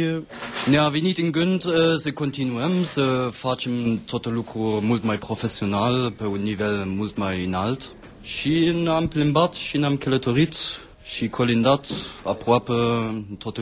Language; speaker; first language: Romanian; non-native, fluent; German